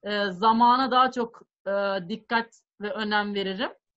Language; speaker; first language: Turkish; native; Turkish